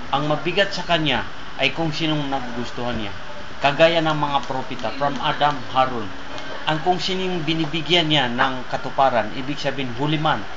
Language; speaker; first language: Filipino; non-native, local second language; Maguindanaon